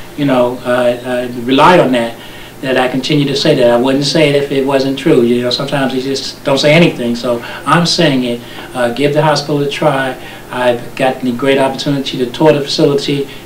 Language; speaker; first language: English; native; English